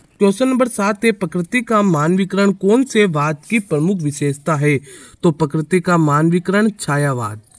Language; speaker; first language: Hindi; native; Hindi